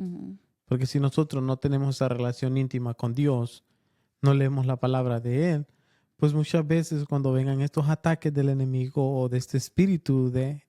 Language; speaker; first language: Spanish; early bilingual, heritage; Spanish